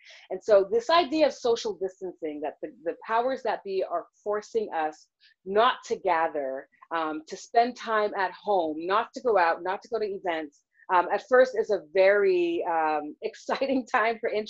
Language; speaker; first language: English; native; English